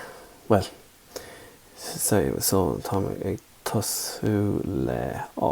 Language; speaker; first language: Irish; non-native, local second language; English